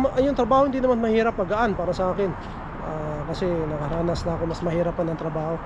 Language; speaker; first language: Filipino; non-native, local second language; Cebuano